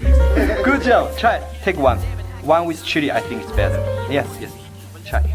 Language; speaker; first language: English; non-native, learner; Chinese